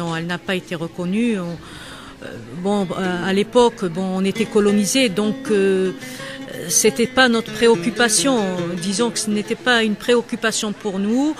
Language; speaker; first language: French; non-native, local second language; Kabyle